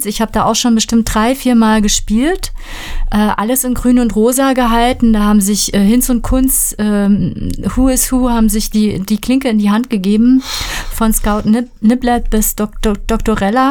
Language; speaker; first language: German; native; German